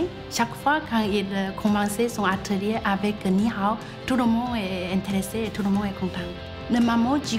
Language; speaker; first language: French; non-native, fluent; Chinese